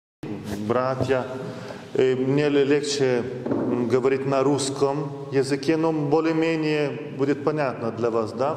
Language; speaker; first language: Russian; non-native, fluent; Lithuanian